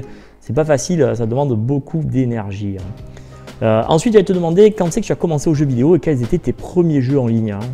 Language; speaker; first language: French; native; French